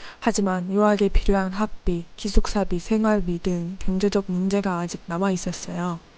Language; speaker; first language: Korean; non-native, fluent; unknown